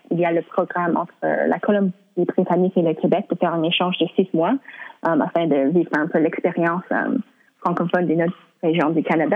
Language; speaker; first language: French; non-native, local second language; English